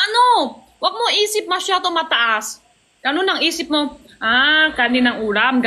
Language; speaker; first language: Filipino; non-native, learner; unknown